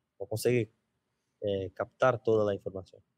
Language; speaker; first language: Spanish; non-native, learner; Portuguese